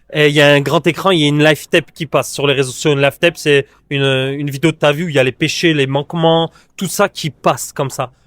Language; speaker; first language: French; native; French